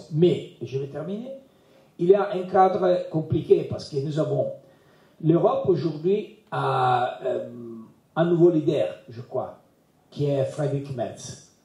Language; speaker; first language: French; non-native, learner; Italian